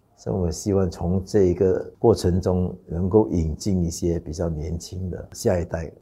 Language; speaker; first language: Chinese; non-native, local second language; Wu Chinese